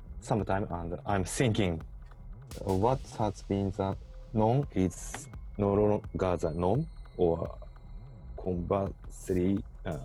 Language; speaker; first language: English; non-native, learner; Japanese